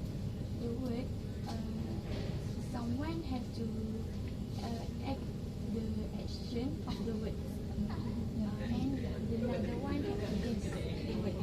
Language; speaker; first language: English; non-native, local second language; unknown